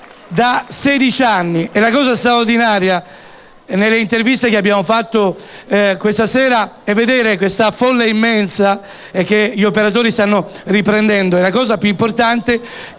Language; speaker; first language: Italian; native; Italian